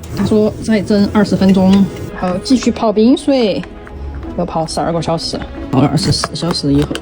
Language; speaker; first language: Chinese; native; Chinese